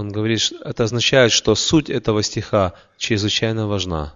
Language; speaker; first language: Russian; native; Russian